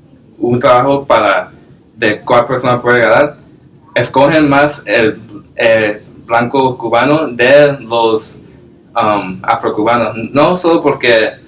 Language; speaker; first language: Spanish; non-native, learner; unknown